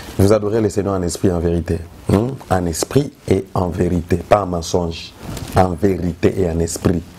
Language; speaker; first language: French; non-native, local second language; Lingala